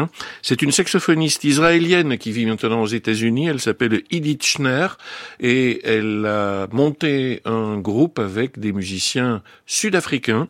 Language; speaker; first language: French; native; French